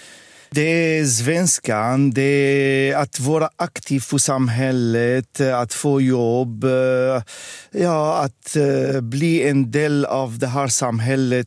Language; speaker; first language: Swedish; non-native, local second language; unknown